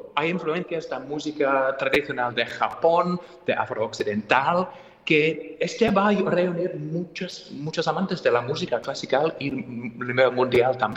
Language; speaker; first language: Spanish; non-native, fluent; English